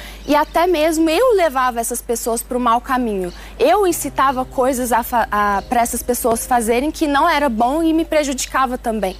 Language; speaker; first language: Portuguese; early bilingual, other home language; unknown